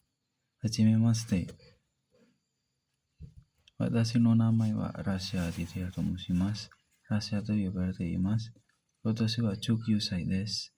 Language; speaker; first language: Japanese; non-native, learner; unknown